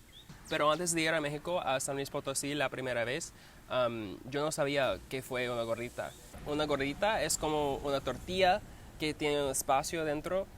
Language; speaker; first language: Spanish; non-native, learner; English